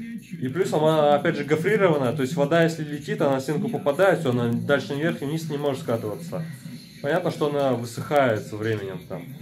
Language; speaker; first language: Russian; native; Russian